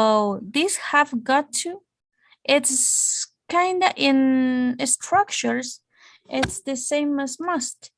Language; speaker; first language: English; non-native, fluent; Spanish